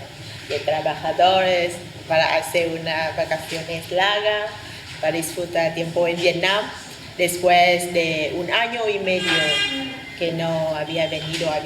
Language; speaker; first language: Spanish; non-native, fluent; Vietnamese